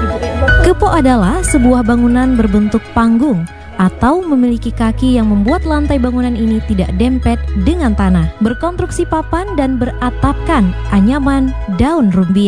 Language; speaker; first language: Indonesian; native; Indonesian